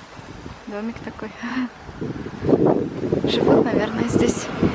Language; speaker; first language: Russian; native; Russian